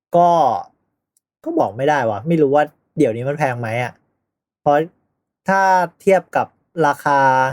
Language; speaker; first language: Thai; native; Thai